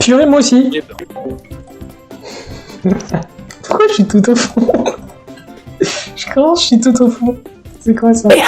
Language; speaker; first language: French; native; French